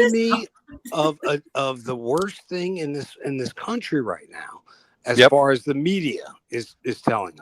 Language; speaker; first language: English; native; English